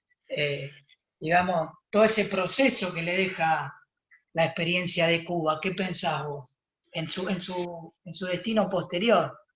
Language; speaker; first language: Spanish; native; Spanish